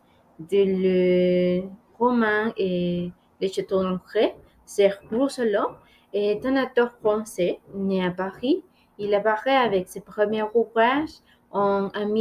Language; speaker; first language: French; non-native, learner; Spanish